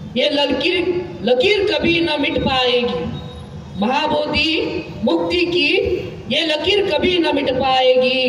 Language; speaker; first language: Hindi; non-native, local second language; Marathi